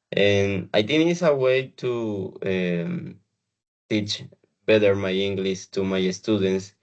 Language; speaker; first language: English; non-native, learner; Spanish